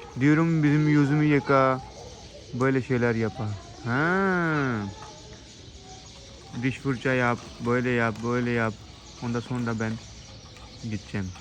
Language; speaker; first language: Turkish; non-native, learner; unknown